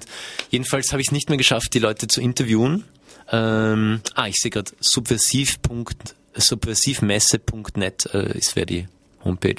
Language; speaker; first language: German; native; German